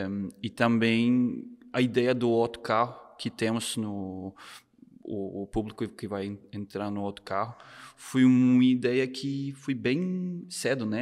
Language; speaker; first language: Portuguese; non-native, fluent; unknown